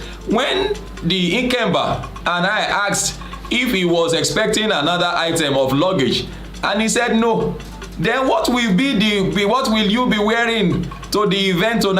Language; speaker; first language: English; non-native, local second language; Yoruba